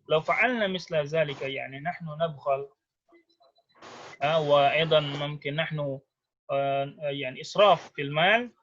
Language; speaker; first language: Arabic; non-native, fluent; Indonesian